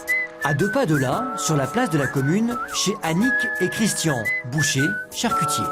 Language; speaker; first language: French; native; French